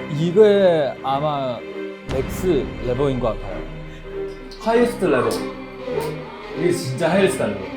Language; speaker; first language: Korean; non-native, fluent; Chinese